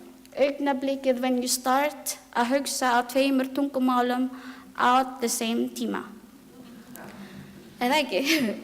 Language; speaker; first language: Icelandic; non-native, learner; Filipino